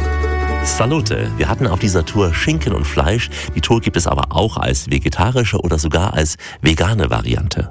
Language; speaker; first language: German; native; German